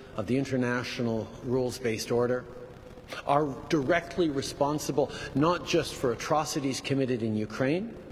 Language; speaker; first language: English; early bilingual, other home language; French